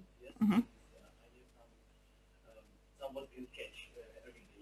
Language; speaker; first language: English; non-native, learner; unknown